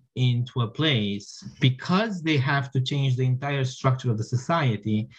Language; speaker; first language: English; non-native, fluent; Romanian